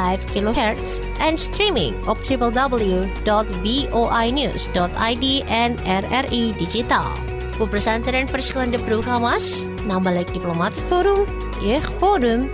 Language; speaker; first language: Dutch; non-native, fluent; Indonesian